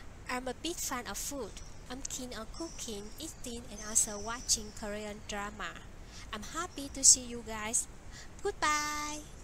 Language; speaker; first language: English; non-native, fluent; Vietnamese